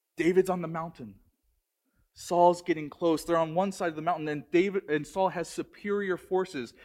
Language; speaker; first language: English; native; English